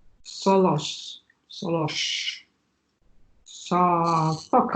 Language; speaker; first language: Hungarian; non-native, learner; French